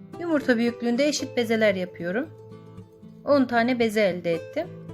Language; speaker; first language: Turkish; native; Turkish